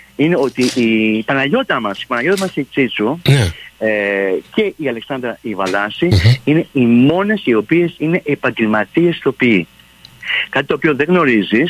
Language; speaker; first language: Greek; early bilingual, heritage; Greek